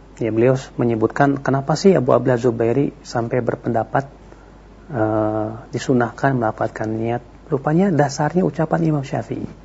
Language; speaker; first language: Indonesian; native; Indonesian